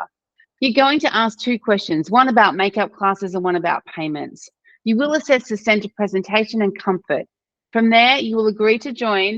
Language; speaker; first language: English; native; English